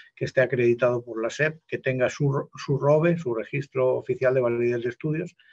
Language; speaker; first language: Spanish; native; Spanish